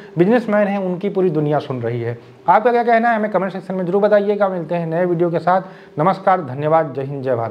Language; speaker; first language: Hindi; native; Hindi